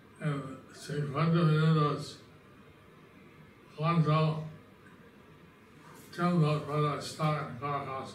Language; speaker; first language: Spanish; non-native, learner; English